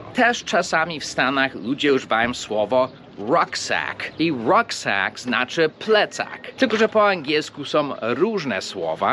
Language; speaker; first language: Polish; early bilingual, heritage; English